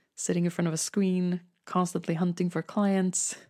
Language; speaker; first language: English; non-native, fluent; Swedish